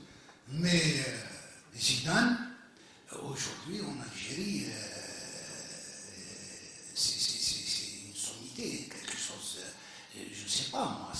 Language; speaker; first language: French; early bilingual, other home language; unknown